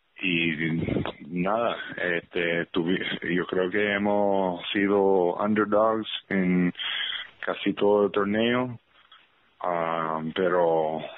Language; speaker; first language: Spanish; early bilingual, heritage; English